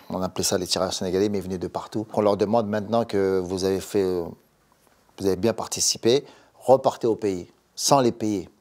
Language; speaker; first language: French; native; French